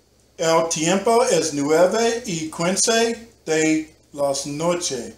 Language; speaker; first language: Spanish; non-native, learner; English